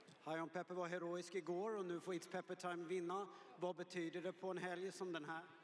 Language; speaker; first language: Swedish; native; Swedish